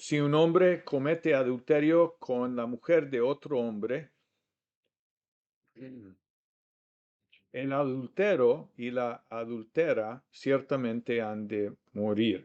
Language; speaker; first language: Spanish; non-native, fluent; English